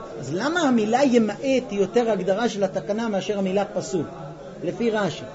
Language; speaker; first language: Hebrew; non-native, fluent; English